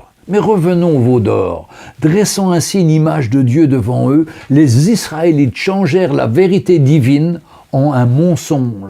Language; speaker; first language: French; native; French